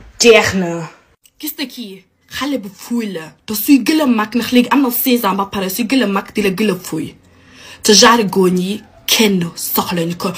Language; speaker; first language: Wolof; early bilingual, heritage; Wolof